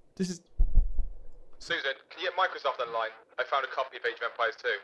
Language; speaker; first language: English; native; English